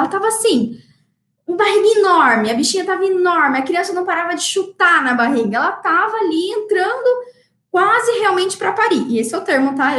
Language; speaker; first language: Portuguese; native; Portuguese